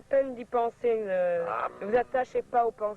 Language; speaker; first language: French; native; French